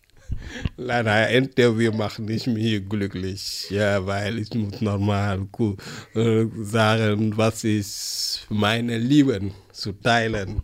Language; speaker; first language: German; non-native, learner; French